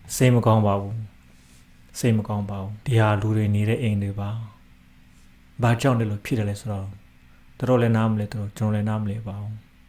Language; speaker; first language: Burmese; non-native, local second language; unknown